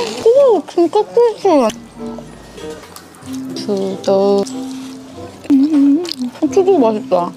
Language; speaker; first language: Chinese; non-native, fluent; Korean